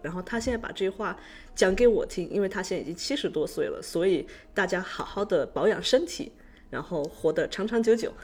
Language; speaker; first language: Chinese; native; Chinese